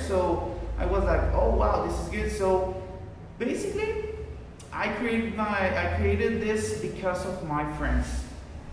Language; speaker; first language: English; non-native, fluent; Spanish